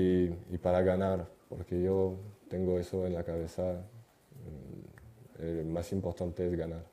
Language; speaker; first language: Spanish; non-native, fluent; French